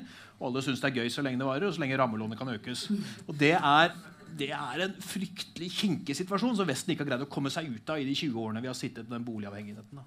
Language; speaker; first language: Norwegian; native; Norwegian